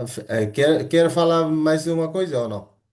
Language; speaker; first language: Portuguese; non-native, learner; Bangla